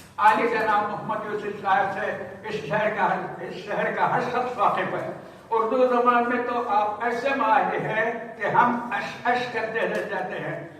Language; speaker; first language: Urdu; native; Urdu